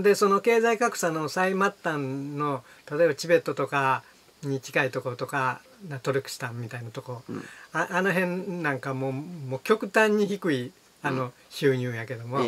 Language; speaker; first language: Japanese; native; Japanese